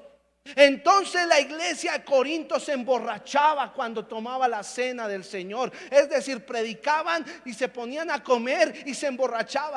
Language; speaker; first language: Spanish; native; Spanish